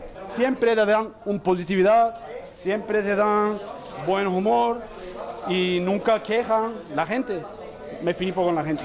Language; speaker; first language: Spanish; non-native, learner; Turkish